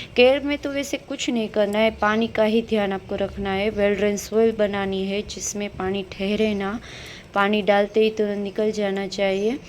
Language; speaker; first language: Hindi; non-native, local second language; Gujarati